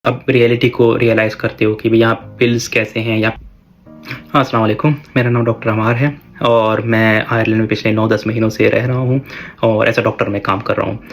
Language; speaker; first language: Urdu; native; Urdu